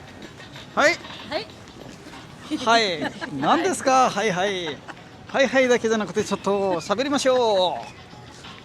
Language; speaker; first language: Japanese; non-native, fluent; Nepali